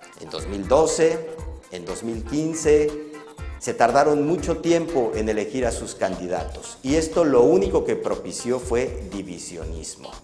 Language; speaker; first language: Spanish; native; Spanish